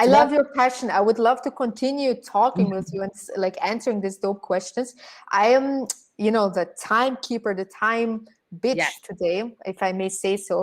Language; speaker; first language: English; non-native, fluent; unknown